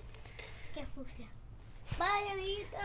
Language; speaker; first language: Spanish; native; Spanish